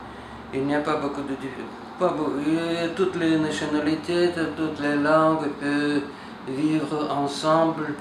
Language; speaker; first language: French; non-native, learner; Russian